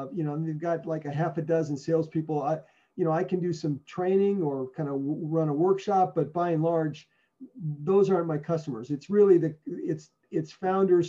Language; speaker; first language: English; native; English